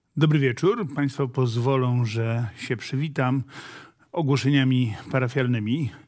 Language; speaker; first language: Polish; native; Polish